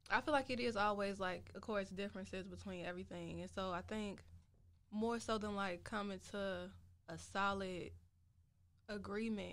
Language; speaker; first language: English; native; English